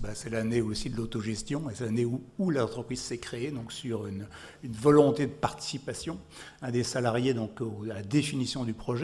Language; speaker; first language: French; native; French